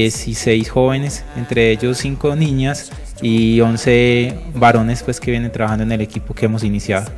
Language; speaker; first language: Spanish; native; Spanish